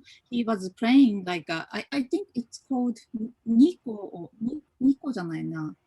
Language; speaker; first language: English; non-native, fluent; Japanese